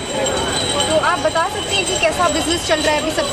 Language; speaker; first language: Hindi; native; Hindi